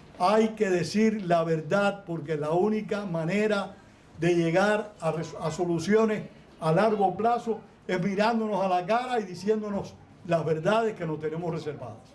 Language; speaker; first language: Spanish; native; Spanish